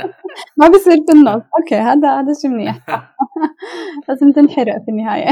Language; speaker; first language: Arabic; native; Arabic